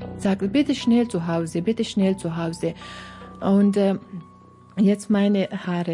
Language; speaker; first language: German; non-native, learner; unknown